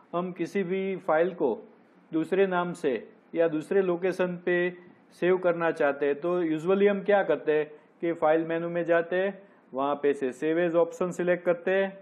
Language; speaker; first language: Hindi; non-native, local second language; Gujarati